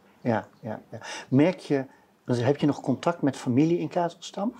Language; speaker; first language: Dutch; native; Dutch